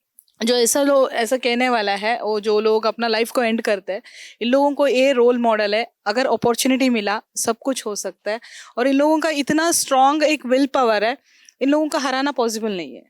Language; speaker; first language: Hindi; non-native, local second language; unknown